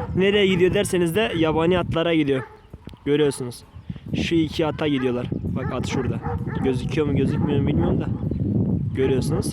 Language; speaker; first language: Turkish; non-native, local second language; Kurdish